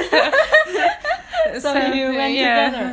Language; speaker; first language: English; non-native, fluent; Chinese